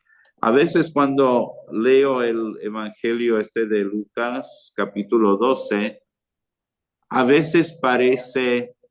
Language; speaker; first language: Spanish; non-native, fluent; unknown